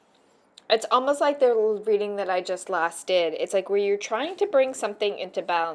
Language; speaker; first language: English; native; English